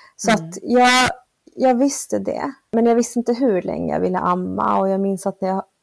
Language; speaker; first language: Swedish; early bilingual, other home language; Spanish